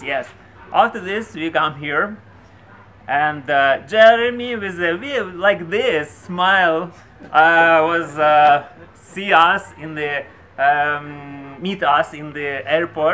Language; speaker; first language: English; non-native, learner; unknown